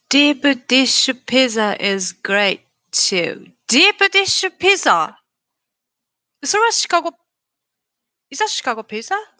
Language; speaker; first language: English; non-native, learner; Japanese